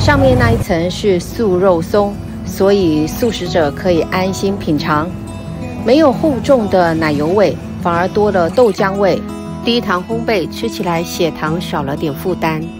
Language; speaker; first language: Chinese; native; Chinese